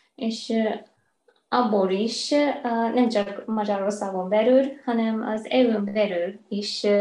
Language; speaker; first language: Hungarian; non-native, fluent; Japanese